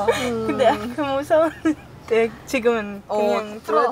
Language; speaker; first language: Korean; non-native, learner; Hebrew